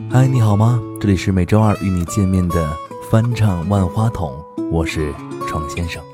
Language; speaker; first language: Chinese; native; Chinese